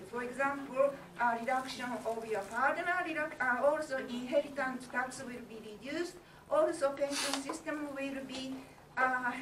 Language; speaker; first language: English; non-native, learner; Japanese